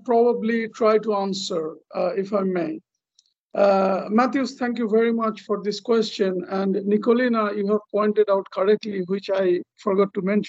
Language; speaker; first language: English; non-native, local second language; Bangla